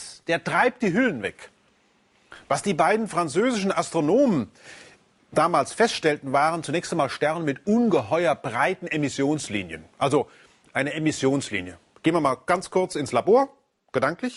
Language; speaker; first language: German; native; German